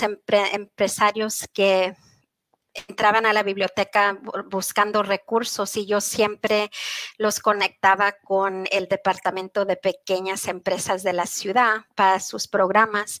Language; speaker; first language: Spanish; early bilingual, heritage; Spanish